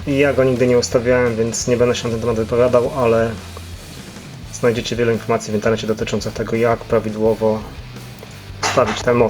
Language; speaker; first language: Polish; native; Polish